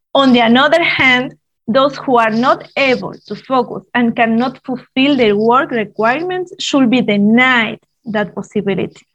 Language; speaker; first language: English; non-native, fluent; Spanish